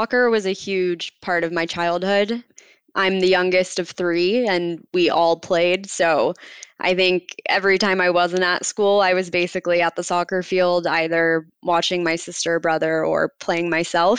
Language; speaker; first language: English; native; English